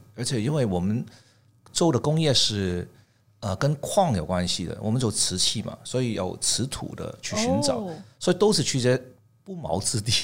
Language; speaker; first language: Chinese; non-native, fluent; Cantonese